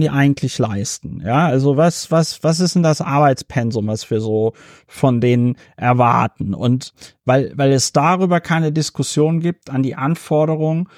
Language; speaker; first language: German; native; German